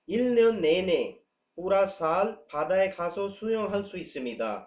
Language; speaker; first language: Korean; non-native, learner; Urdu